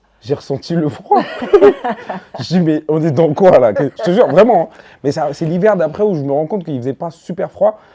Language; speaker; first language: French; early bilingual, other home language; Dyula